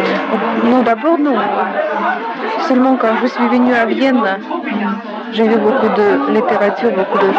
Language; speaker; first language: French; non-native, fluent; Russian